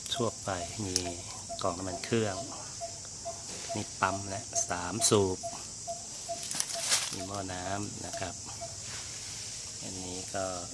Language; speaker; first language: Thai; native; Thai